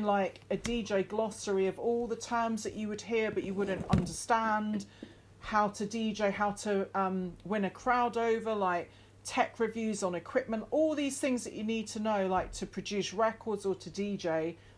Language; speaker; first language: English; native; English